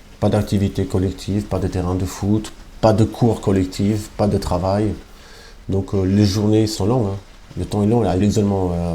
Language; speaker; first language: French; non-native, fluent; Albanian